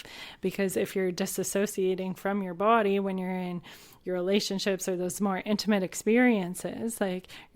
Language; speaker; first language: English; native; English